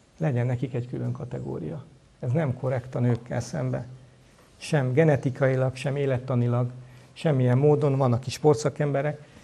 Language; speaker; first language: Hungarian; native; Hungarian